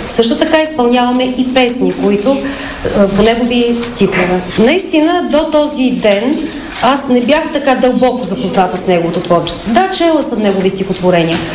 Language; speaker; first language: Bulgarian; native; Bulgarian